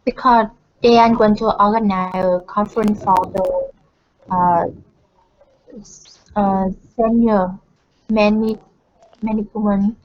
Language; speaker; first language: English; non-native, learner; Vietnamese